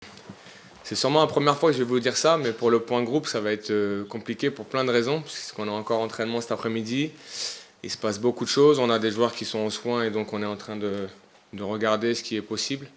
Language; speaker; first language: French; native; French